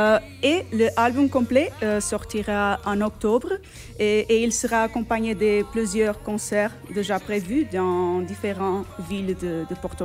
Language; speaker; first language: French; non-native, fluent; Portuguese